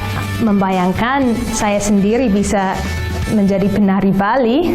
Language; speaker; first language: Indonesian; non-native, fluent; English